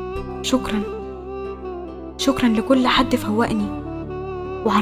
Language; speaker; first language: Arabic; native; Arabic